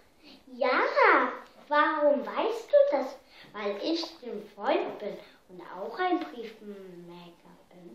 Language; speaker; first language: German; early bilingual, heritage; German